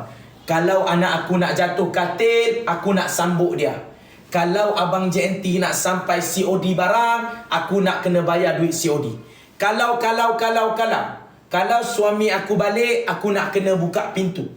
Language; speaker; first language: Malay; native; Malay